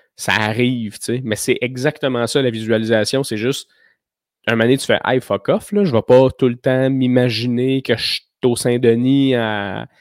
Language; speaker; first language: French; native; French